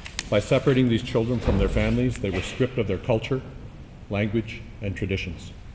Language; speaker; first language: English; native; English